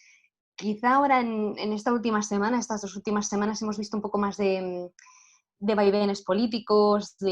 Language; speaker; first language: Spanish; native; Spanish